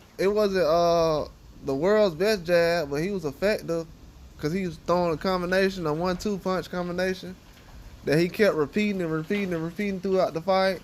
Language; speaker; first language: English; native; English